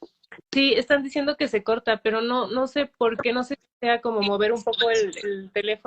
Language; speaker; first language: Spanish; native; Spanish